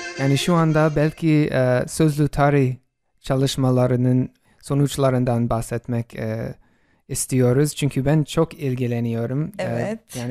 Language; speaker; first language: Turkish; non-native, fluent; English